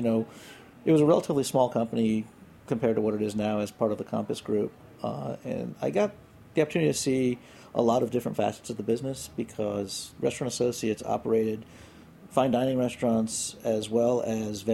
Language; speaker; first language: English; native; English